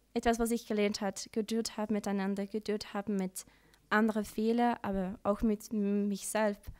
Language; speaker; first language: German; non-native, learner; Dutch